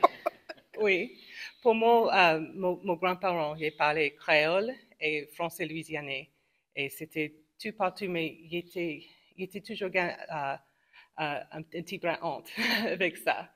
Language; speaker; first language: French; non-native, local second language; English